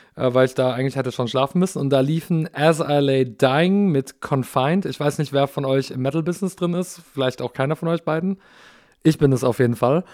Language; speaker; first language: German; early bilingual, other home language; English